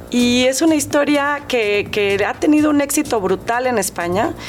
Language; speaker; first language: Spanish; native; Spanish